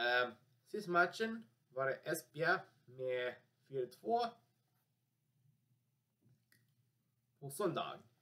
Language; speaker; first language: Swedish; non-native, learner; English